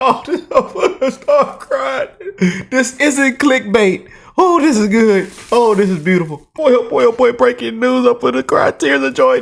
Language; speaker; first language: English; native; English